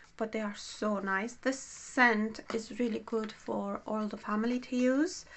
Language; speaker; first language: English; non-native, fluent; Romanian